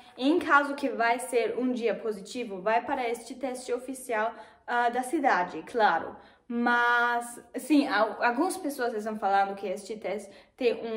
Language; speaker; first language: Portuguese; non-native, fluent; German